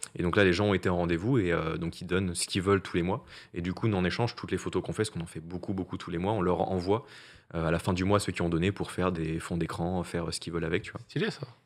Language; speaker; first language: French; native; French